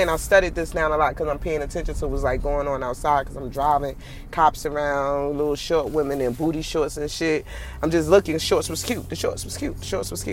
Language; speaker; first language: English; native; English